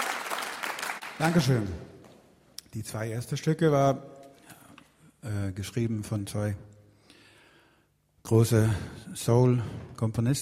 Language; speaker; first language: German; non-native, fluent; Swedish